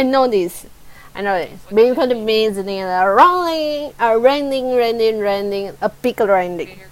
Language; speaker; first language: English; non-native, learner; Chinese